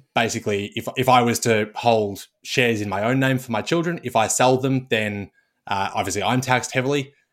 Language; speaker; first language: English; native; English